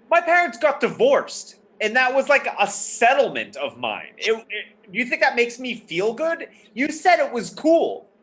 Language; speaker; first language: English; native; English